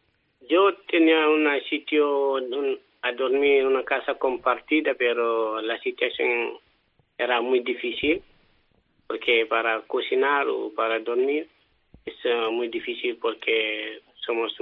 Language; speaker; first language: Spanish; non-native, learner; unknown